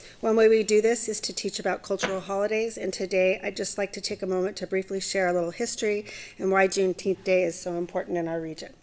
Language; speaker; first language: English; native; English